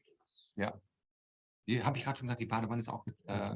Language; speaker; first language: German; native; German